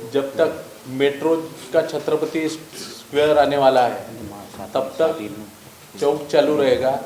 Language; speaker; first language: Hindi; non-native, local second language; Marathi